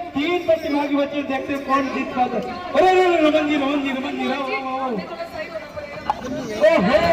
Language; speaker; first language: Hindi; native; Hindi